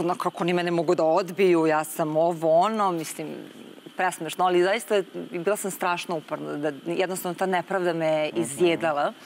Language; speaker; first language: Serbian; native; Serbian